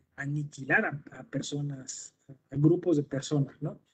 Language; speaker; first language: Spanish; native; Spanish